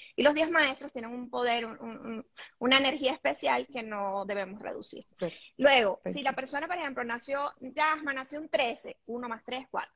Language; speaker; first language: Spanish; native; Spanish